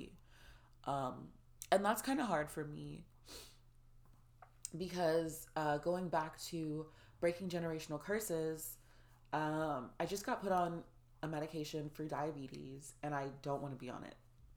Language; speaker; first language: English; native; English